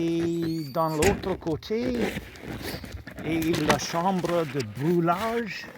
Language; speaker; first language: French; non-native, fluent; English